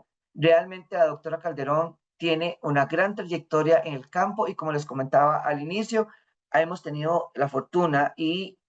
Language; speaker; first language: Spanish; native; Spanish